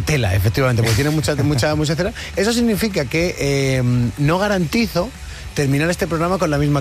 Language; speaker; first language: Spanish; native; Spanish